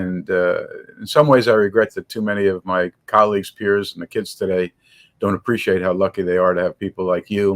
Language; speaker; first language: English; native; English